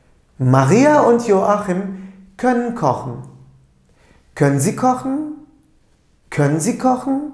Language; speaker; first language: German; non-native, fluent; Turkish